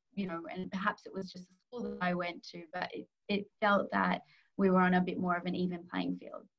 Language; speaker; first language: English; native; English